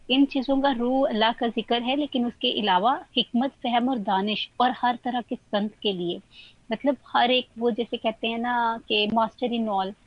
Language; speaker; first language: Urdu; non-native, local second language; Punjabi